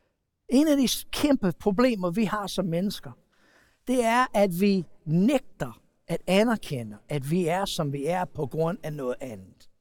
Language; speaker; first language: Danish; non-native, fluent; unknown